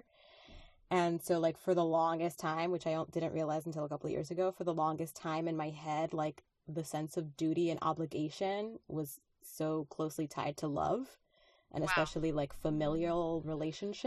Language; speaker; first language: English; non-native, fluent; Spanish